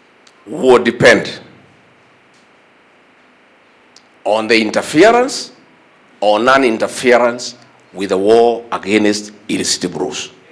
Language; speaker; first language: English; non-native, local second language; Kikuyu